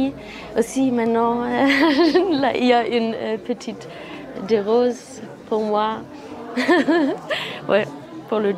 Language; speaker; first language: French; non-native, fluent; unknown